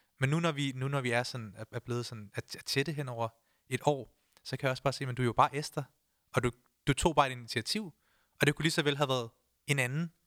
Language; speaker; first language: Danish; early bilingual, other home language; Punjabi